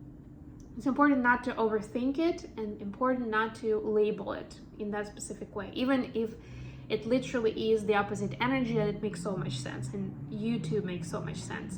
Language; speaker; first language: English; non-native, fluent; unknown